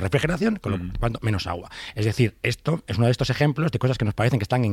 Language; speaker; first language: Spanish; native; Spanish